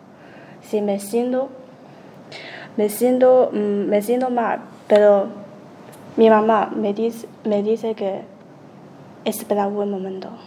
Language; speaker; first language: Spanish; non-native, learner; Chinese